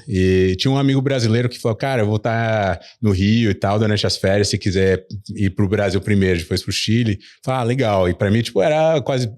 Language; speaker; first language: Portuguese; non-native, fluent; English